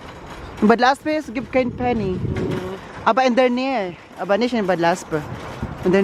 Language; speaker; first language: German; non-native, learner; Filipino